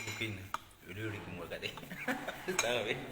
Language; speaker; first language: Hindi; non-native, learner; Pashto